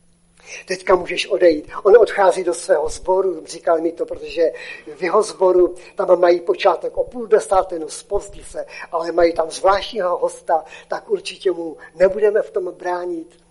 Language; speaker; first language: Czech; non-native, local second language; Polish